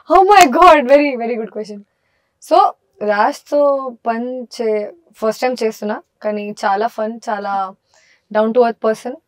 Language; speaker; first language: Telugu; non-native, local second language; Hindi